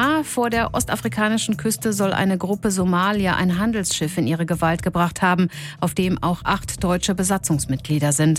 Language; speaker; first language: German; native; German